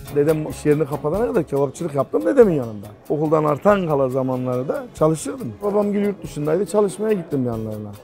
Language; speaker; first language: Turkish; native; Turkish